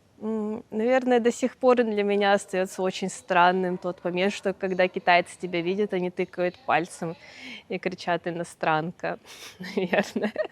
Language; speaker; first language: Russian; native; Russian